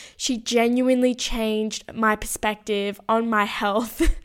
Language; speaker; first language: English; native; English